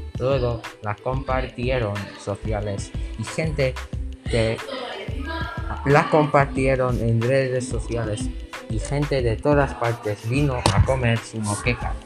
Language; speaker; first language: Spanish; non-native, learner; English